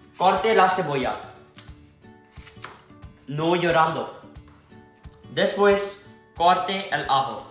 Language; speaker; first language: Spanish; non-native, learner; English